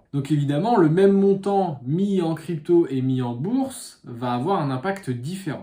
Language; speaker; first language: French; native; French